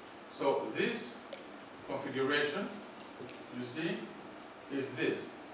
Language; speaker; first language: English; non-native, fluent; Greek